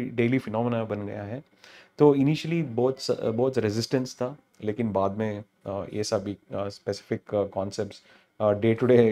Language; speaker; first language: Hindi; non-native, local second language; Telugu